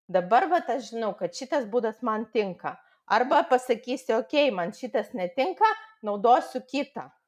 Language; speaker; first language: Lithuanian; non-native, local second language; Russian